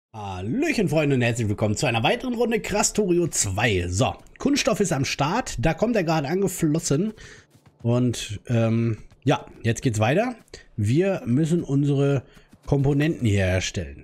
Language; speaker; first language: German; native; German